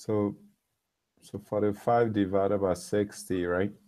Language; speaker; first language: English; native; English